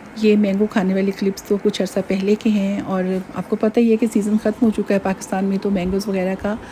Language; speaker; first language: Urdu; native; Urdu